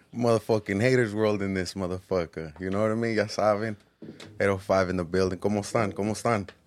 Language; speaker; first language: English; early bilingual, other home language; Spanish